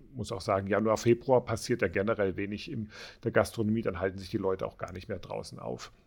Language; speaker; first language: German; native; German